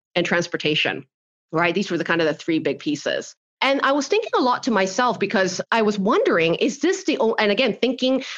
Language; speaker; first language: English; early bilingual, other home language; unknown